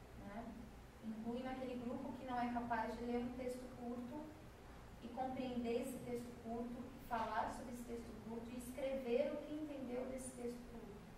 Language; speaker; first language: Portuguese; native; Portuguese